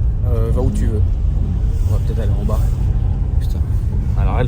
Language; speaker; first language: French; native; French